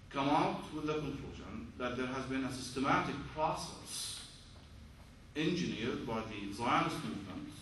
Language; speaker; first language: English; non-native, fluent; Arabic